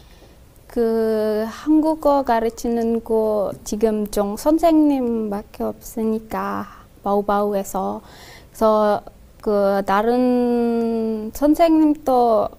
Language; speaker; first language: Korean; non-native, learner; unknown